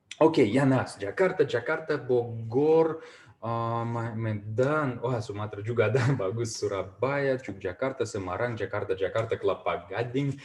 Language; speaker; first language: Indonesian; non-native, fluent; Russian